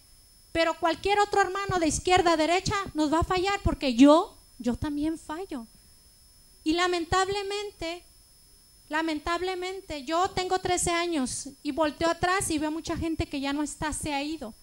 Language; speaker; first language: Spanish; native; Spanish